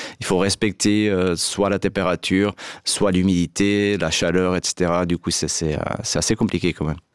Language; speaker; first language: French; non-native, fluent; Portuguese